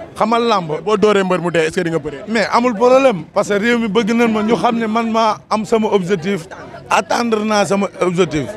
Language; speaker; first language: Wolof; native; Wolof